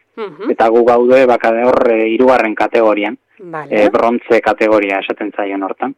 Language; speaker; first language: Basque; native; Basque